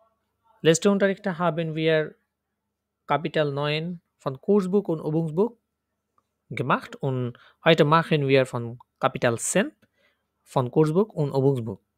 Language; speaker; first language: German; non-native, learner; Bangla